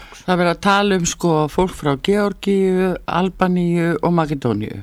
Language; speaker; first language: Icelandic; native; Icelandic